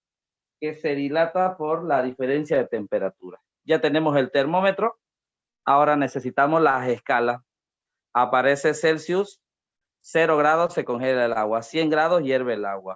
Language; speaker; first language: Spanish; native; Spanish